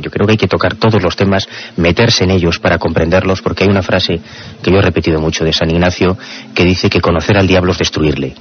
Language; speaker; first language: Spanish; native; Spanish